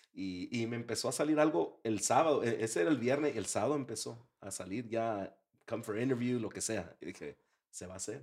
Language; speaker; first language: Spanish; early bilingual, heritage; Spanish